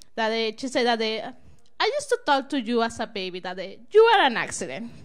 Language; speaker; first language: English; non-native, learner; Spanish